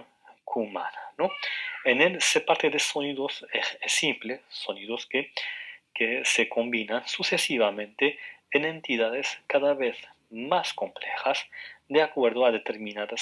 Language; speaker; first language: Spanish; non-native, fluent; Arabic